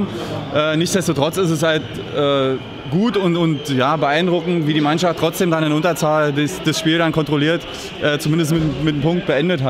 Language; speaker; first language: German; native; German